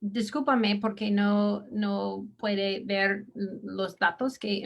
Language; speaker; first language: Spanish; non-native, learner; English